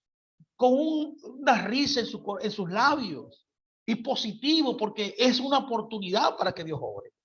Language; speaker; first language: Spanish; native; Spanish